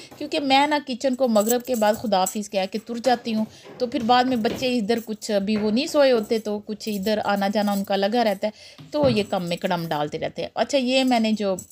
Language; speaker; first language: Urdu; non-native, local second language; Punjabi